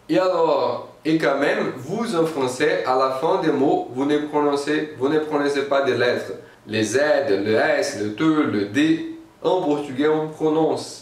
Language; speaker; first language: French; non-native, fluent; Portuguese